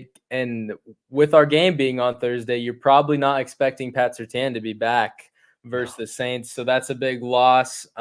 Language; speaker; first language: English; native; English